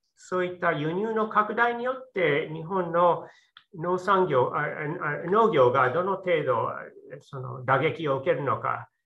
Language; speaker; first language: Japanese; native; Japanese